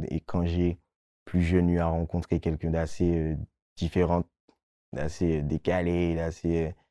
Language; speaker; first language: French; non-native, local second language; Guadeloupean Creole French